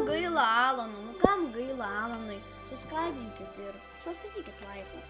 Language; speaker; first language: Lithuanian; native; Lithuanian